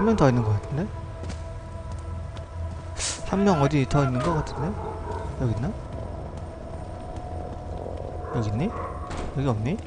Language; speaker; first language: Korean; native; Korean